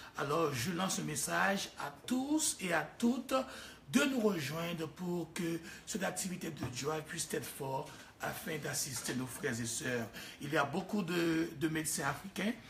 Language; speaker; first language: French; non-native, local second language; Haitian Creole